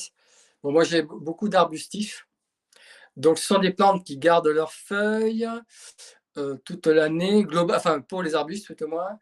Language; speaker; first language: French; native; French